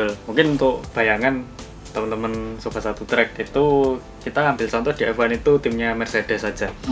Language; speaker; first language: Indonesian; native; Indonesian